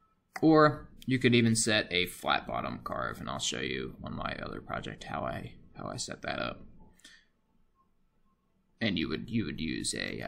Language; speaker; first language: English; native; English